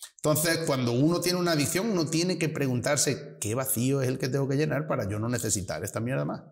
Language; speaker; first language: Spanish; native; Spanish